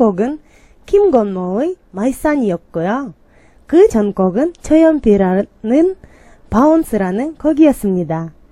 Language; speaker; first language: Korean; non-native, learner; Kyrgyz